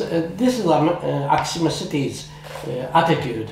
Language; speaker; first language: English; non-native, fluent; Japanese